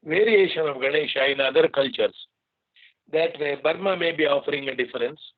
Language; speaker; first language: English; non-native, local second language; Kannada